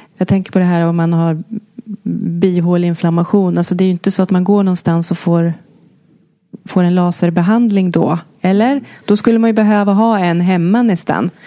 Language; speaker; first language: Swedish; native; Swedish